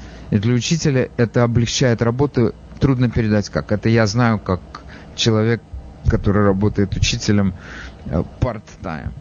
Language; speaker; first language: Russian; native; Russian